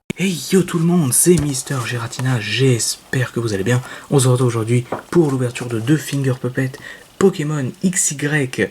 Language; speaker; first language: French; native; French